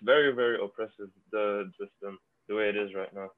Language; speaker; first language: English; non-native, local second language; Yoruba